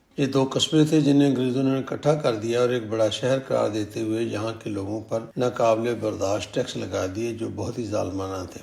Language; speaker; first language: Urdu; native; Urdu